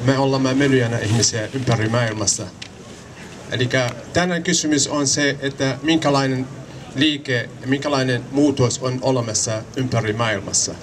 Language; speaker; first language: Finnish; non-native, learner; Kurdish